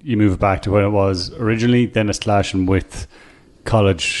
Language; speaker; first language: English; native; English